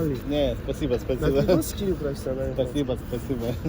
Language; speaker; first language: Russian; non-native, fluent; Lithuanian